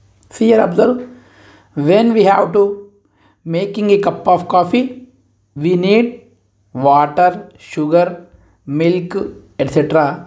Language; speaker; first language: English; non-native, local second language; Telugu